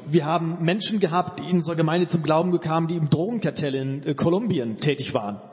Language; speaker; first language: German; native; German